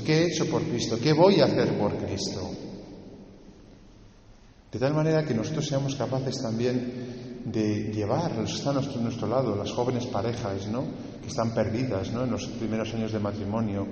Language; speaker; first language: Spanish; native; Spanish